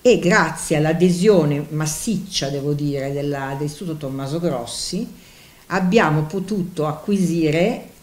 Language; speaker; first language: Italian; native; Italian